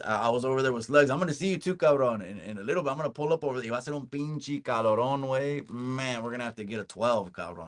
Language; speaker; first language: English; early bilingual, other home language; Spanish